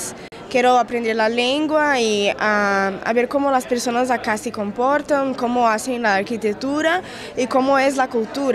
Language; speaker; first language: Spanish; non-native, learner; Portuguese